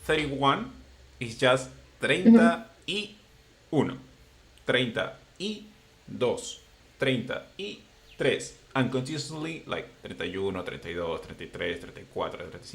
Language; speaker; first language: English; non-native, fluent; Spanish